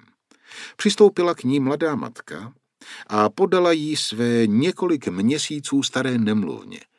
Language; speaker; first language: Czech; native; Czech